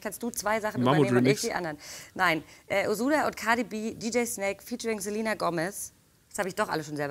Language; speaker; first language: German; native; German